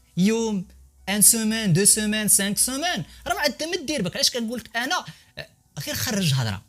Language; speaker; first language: Arabic; native; Arabic